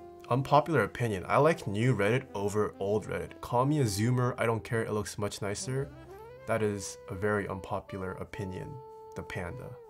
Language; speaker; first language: English; early bilingual, other home language; Korean